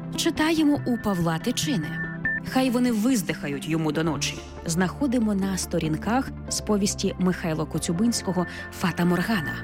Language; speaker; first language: Ukrainian; native; Ukrainian